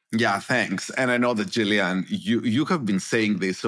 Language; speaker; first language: English; non-native, fluent; Greek